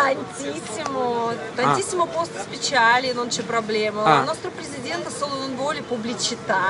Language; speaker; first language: Italian; non-native, learner; Russian